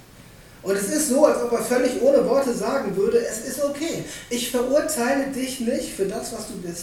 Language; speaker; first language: German; native; German